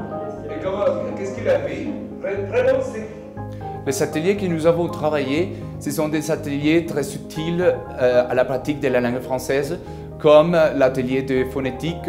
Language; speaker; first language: French; non-native, fluent; Spanish